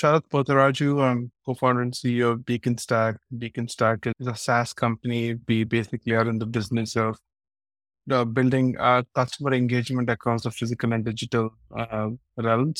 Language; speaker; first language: English; non-native, local second language; Telugu